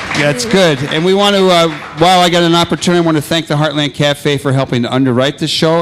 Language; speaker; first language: English; native; English